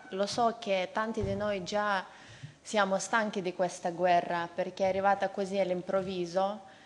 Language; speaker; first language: Italian; non-native, fluent; Ukrainian